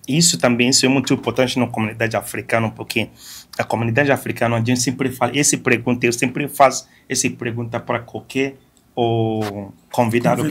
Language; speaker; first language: Portuguese; non-native, fluent; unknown